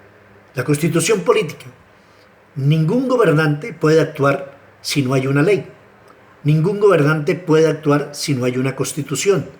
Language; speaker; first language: Spanish; native; Spanish